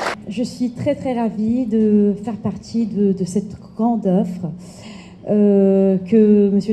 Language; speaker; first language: French; non-native, fluent; Arabic